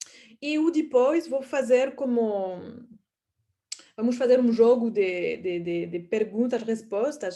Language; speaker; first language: Portuguese; non-native, fluent; French